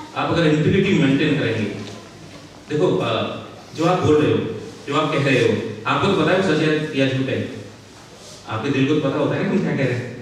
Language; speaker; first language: Hindi; native; Hindi